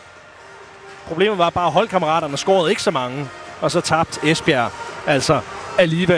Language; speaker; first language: Danish; native; Danish